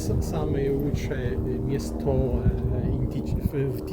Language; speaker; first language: Russian; non-native, learner; Polish